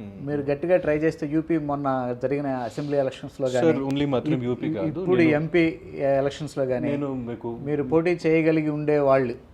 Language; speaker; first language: Telugu; native; Telugu